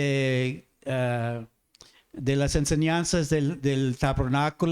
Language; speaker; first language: Spanish; non-native, fluent; English